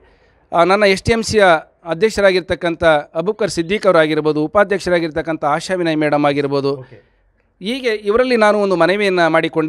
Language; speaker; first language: Kannada; native; Kannada